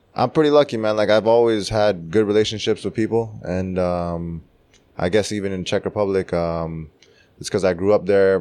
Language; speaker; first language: English; early bilingual, other home language; Czech